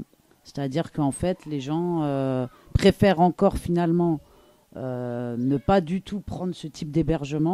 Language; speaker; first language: French; native; French